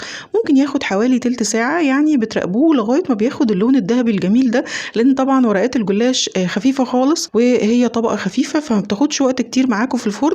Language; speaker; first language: Arabic; native; Arabic